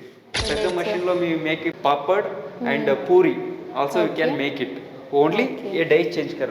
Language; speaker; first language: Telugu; non-native, local second language; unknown